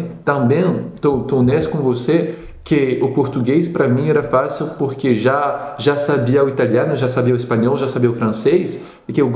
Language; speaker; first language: Portuguese; non-native, fluent; French